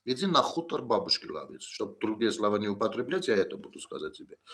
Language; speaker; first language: Russian; non-native, local second language; Armenian